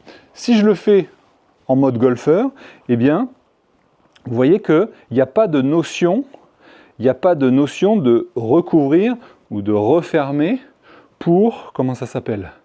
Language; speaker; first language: French; native; French